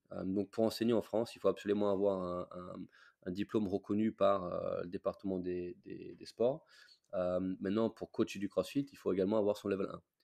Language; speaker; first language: French; non-native, fluent; English